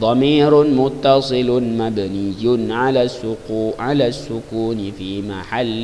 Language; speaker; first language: Arabic; non-native, fluent; Indonesian